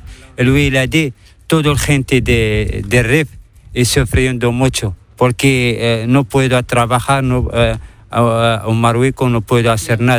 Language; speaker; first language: Spanish; non-native, learner; Arabic